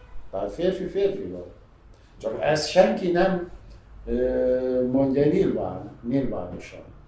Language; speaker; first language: Hungarian; non-native, fluent; Arabic